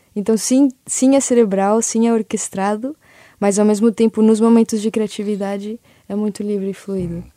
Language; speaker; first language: Portuguese; early bilingual, other home language; Spanish